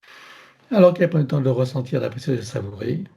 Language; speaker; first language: French; native; French